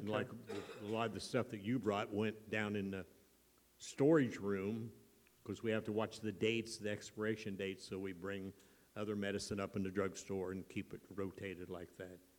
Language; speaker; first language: English; native; English